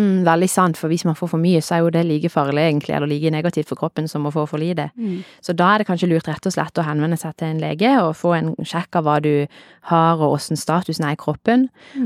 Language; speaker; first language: Norwegian; native; Norwegian